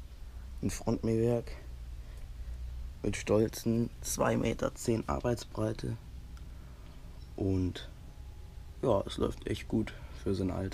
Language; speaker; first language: German; native; German